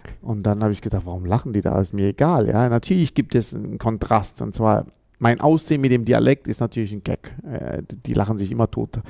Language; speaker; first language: German; early bilingual, other home language; Amharic